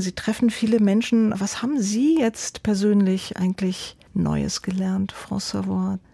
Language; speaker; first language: German; native; German